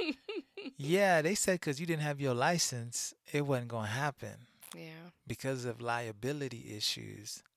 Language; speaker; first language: English; early bilingual, other home language; Haitian Creole